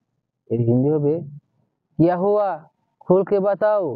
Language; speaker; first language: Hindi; non-native, learner; Bangla